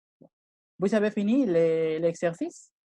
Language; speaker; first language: French; non-native, fluent; Spanish